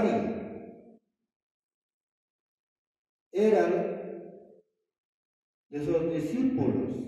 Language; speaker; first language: Spanish; non-native, fluent; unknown